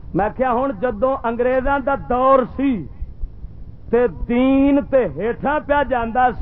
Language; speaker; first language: Urdu; native; Urdu